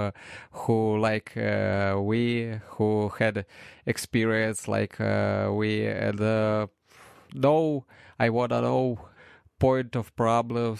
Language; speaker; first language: English; non-native, learner; Ukrainian